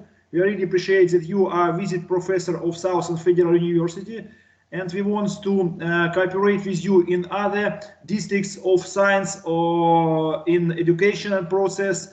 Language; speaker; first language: English; non-native, learner; Russian